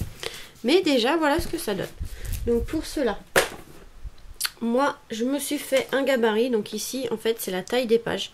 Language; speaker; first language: French; native; French